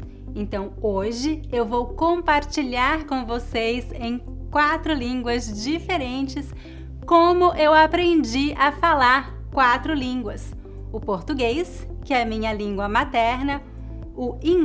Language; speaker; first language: English; non-native, fluent; Portuguese